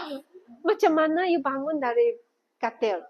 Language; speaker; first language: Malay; non-native, local second language; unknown